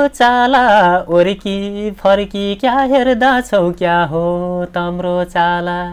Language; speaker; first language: Nepali; native; Nepali